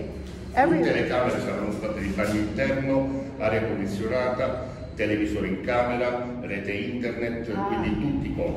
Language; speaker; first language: Italian; native; Italian